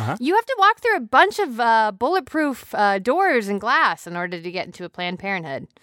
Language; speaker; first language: English; native; English